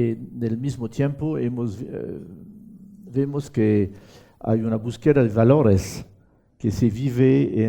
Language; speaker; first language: Spanish; non-native, fluent; French